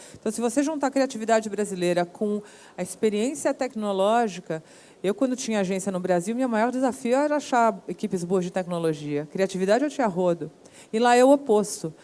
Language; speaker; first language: Portuguese; native; Portuguese